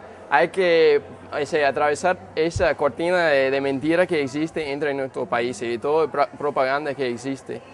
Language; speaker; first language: Spanish; early bilingual, heritage; Spanish